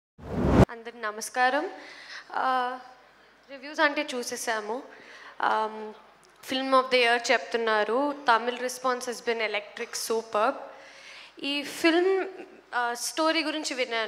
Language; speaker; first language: Telugu; non-native, local second language; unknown